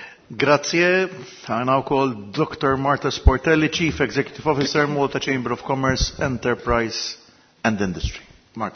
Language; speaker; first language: English; non-native, fluent; Maltese